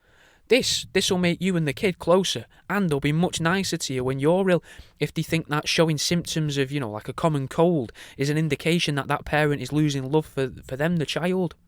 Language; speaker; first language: English; native; English